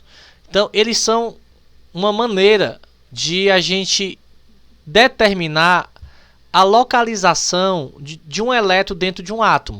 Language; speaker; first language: Portuguese; native; Portuguese